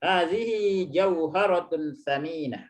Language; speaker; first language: Arabic; non-native, fluent; Indonesian